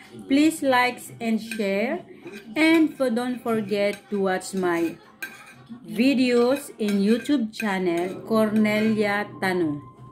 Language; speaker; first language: English; non-native, local second language; Filipino